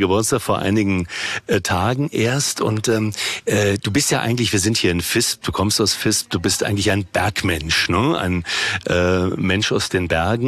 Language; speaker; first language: German; native; German